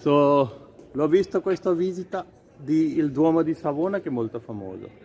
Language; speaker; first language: Italian; non-native, learner; Urdu